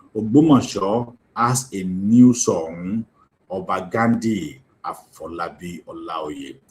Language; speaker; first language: English; non-native, local second language; Yoruba